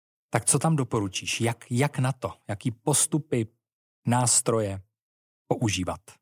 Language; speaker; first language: Czech; native; Czech